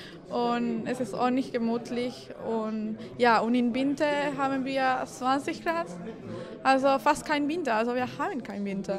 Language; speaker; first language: German; non-native, fluent; Spanish